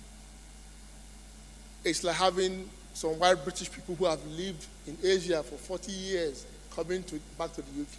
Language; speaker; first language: English; non-native, local second language; Yoruba